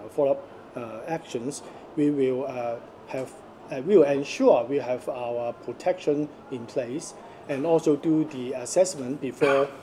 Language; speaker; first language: English; non-native, local second language; Cantonese